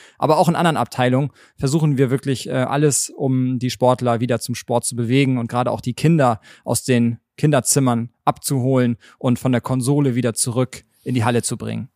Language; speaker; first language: German; native; German